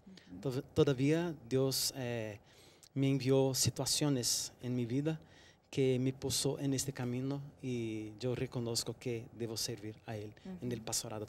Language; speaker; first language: Spanish; non-native, fluent; Portuguese